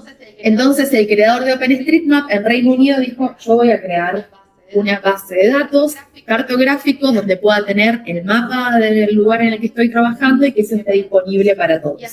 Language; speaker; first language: Spanish; native; Spanish